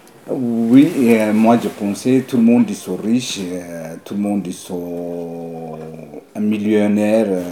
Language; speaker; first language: French; non-native, learner; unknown